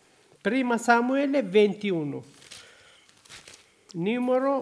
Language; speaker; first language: Italian; non-native, learner; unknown